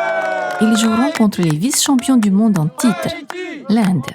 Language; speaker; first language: French; native; French